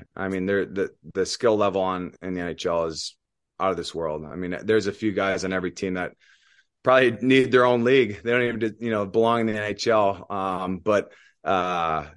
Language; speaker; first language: English; native; English